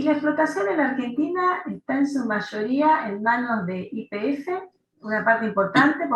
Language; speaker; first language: Spanish; native; Spanish